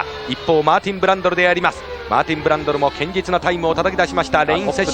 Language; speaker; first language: Japanese; native; Japanese